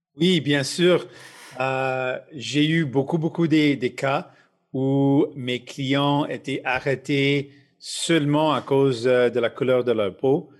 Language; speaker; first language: French; non-native, local second language; English